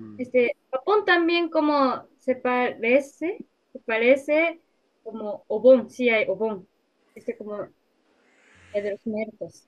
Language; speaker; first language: Spanish; non-native, learner; Japanese